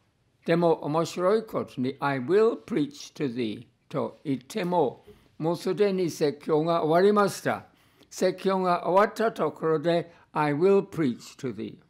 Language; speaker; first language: Japanese; non-native, fluent; English